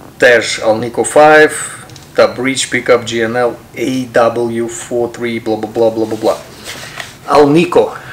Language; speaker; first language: Ukrainian; non-native, local second language; Russian